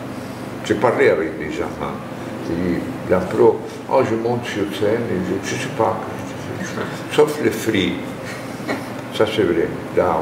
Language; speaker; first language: French; non-native, fluent; Spanish